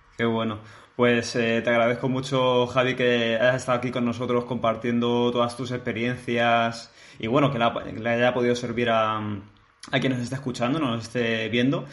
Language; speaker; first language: Spanish; native; Spanish